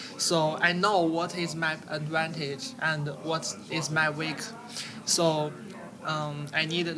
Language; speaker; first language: English; non-native, learner; Chinese